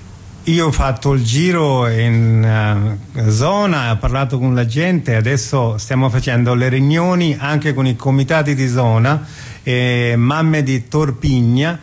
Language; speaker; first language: Italian; non-native, fluent; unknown